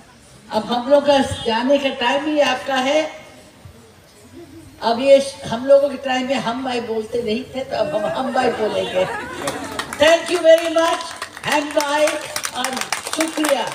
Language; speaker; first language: Hindi; non-native, local second language; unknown